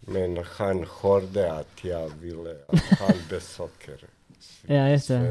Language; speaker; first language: Swedish; non-native, fluent; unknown